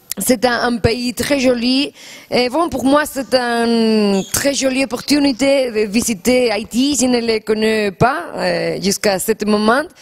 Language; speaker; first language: French; non-native, learner; Spanish